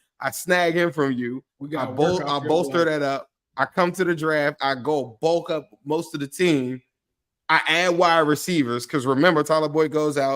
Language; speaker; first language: English; native; English